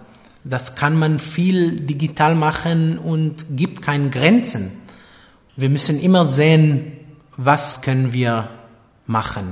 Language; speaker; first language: German; non-native, fluent; Hebrew